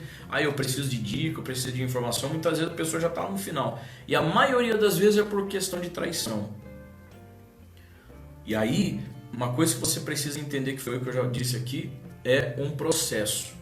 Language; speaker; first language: Portuguese; native; Portuguese